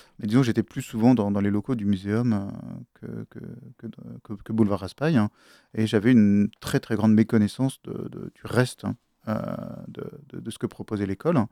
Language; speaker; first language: French; native; French